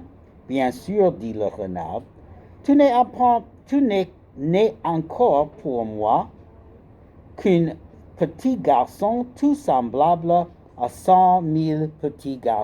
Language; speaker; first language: French; non-native, fluent; English